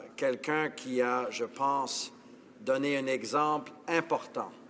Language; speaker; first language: French; non-native, local second language; English